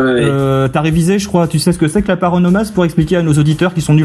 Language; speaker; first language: French; native; French